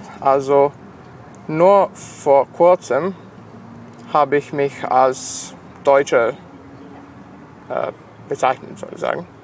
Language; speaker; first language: German; non-native, local second language; Serbian